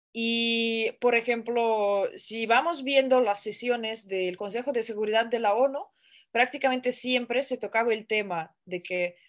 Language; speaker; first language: Spanish; non-native, fluent; Russian